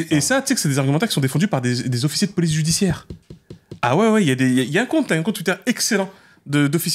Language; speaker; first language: French; native; French